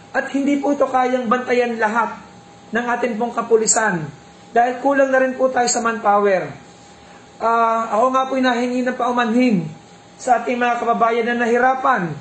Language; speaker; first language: Filipino; native; Filipino